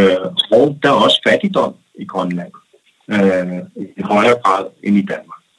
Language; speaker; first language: Danish; non-native, local second language; Kalaallisut